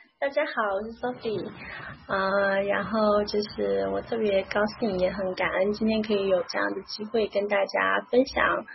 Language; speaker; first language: Chinese; native; Chinese